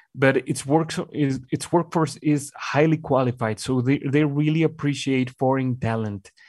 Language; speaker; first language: English; non-native, fluent; Spanish